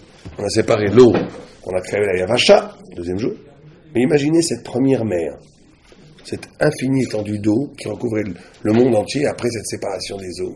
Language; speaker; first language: French; native; French